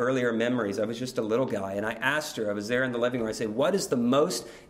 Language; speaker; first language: English; native; English